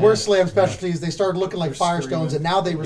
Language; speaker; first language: English; native; English